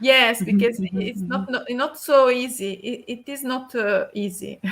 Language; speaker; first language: English; non-native, learner; Italian